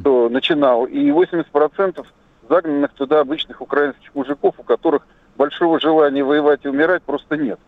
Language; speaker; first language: Russian; native; Russian